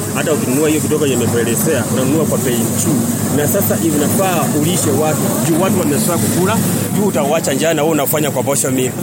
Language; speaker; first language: Swahili; non-native, local second language; Luyia